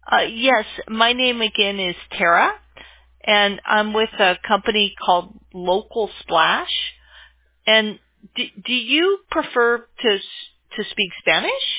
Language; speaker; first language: English; native; English